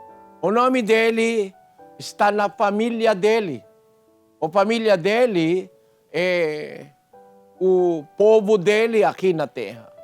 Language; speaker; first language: Portuguese; non-native, fluent; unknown